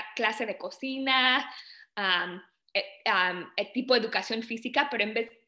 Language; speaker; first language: Spanish; early bilingual, other home language; English